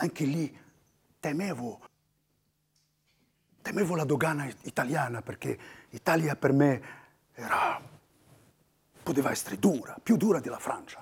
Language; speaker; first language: Italian; non-native, fluent; Riffian